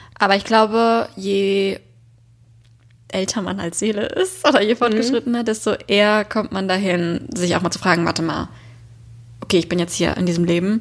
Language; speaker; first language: German; native; German